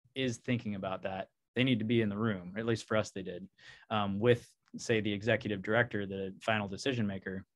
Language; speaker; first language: English; native; English